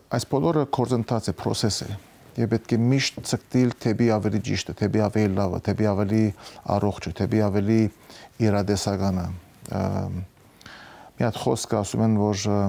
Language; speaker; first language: Armenian; early bilingual, heritage; Armenian